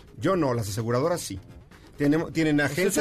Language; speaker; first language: Spanish; native; Spanish